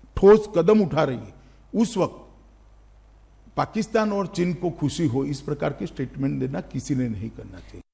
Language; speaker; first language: Hindi; non-native, local second language; Gujarati